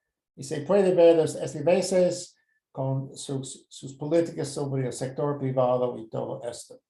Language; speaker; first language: Spanish; non-native, fluent; English